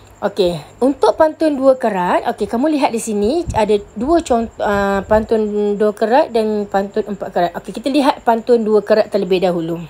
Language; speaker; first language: Malay; native; Malay